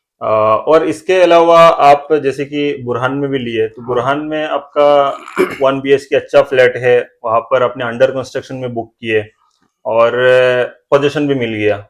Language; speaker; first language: Hindi; non-native, local second language; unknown